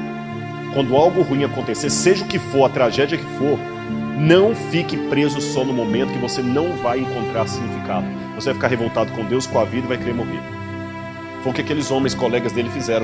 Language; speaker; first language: Portuguese; native; Portuguese